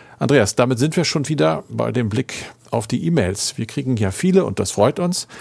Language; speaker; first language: German; native; German